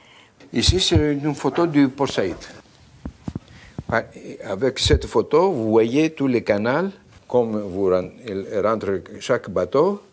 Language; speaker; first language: French; non-native, fluent; Greek